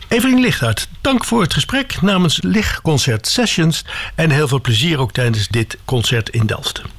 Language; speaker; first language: Dutch; native; Dutch